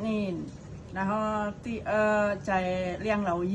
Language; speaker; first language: Cantonese; non-native, learner; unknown